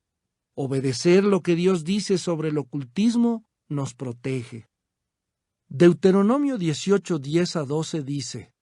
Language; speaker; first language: Spanish; native; Spanish